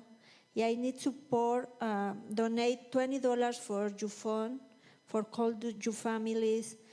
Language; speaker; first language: English; non-native, learner; Spanish